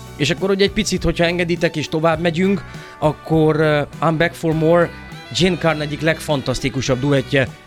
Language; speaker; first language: Hungarian; native; Hungarian